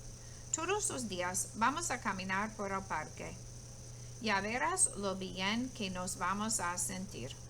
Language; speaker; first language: Spanish; non-native, fluent; English